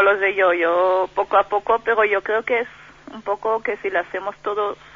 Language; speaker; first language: Spanish; non-native, fluent; Hebrew